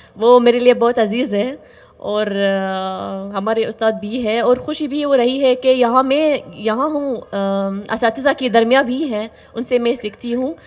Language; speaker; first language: Urdu; non-native, fluent; Arabic